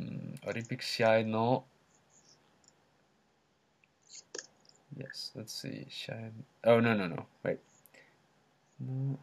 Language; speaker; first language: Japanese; non-native, learner; English